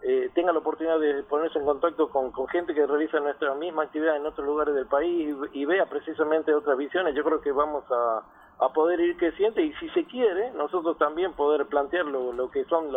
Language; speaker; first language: Spanish; native; Spanish